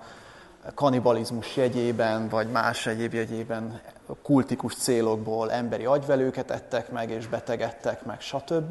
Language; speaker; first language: Hungarian; native; Hungarian